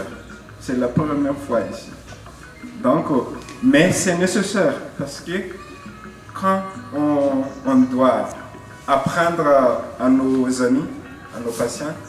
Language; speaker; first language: French; non-native, local second language; Malagasy